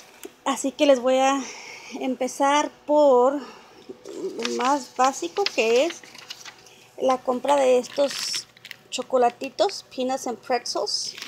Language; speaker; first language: Spanish; native; Spanish